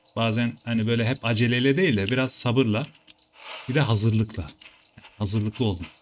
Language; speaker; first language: Turkish; early bilingual, heritage; Turkish